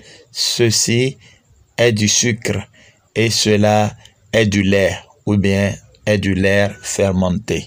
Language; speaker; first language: French; non-native, local second language; Fon